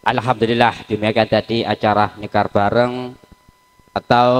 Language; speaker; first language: Indonesian; non-native, local second language; Javanese